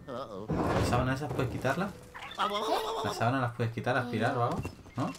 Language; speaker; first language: Spanish; native; Spanish